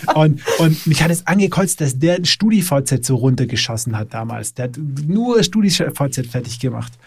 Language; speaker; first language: German; native; German